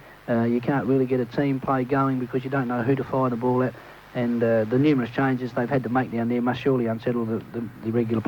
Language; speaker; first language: English; native; English